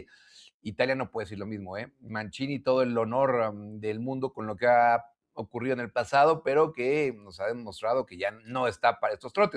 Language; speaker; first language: Spanish; native; Spanish